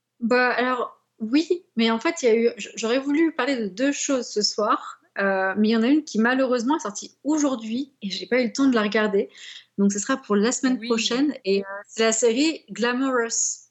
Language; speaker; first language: French; native; French